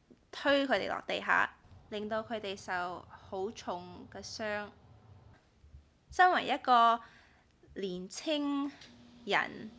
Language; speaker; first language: Cantonese; early bilingual, heritage; Cantonese